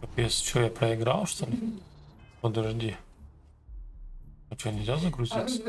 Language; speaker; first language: Russian; native; Russian